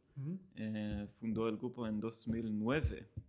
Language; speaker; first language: Spanish; non-native, learner; Hebrew